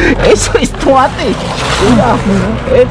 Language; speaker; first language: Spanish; non-native, learner; Filipino